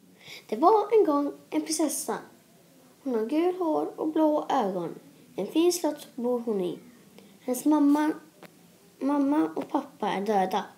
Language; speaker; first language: Swedish; non-native, local second language; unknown